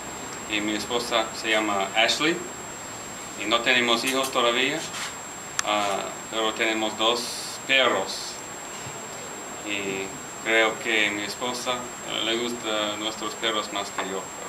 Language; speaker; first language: Spanish; non-native, learner; English